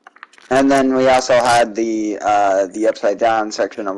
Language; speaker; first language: English; native; English